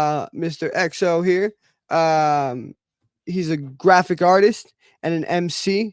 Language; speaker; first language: English; native; English